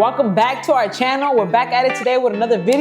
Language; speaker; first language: English; native; English